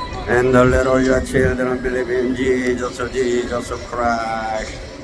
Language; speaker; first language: English; non-native, learner; Korean